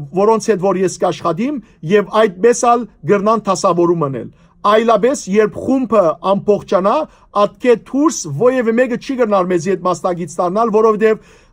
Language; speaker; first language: Armenian; native; Armenian